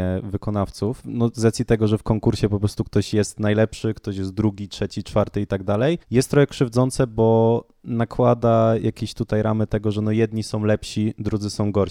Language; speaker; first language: Polish; native; Polish